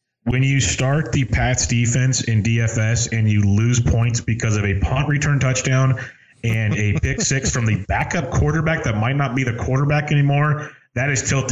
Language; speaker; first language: English; native; English